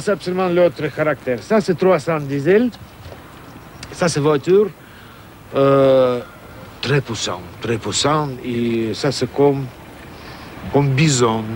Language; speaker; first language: French; non-native, learner; Russian